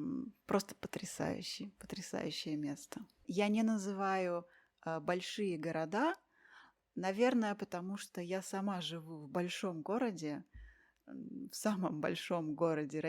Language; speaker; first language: Russian; native; Russian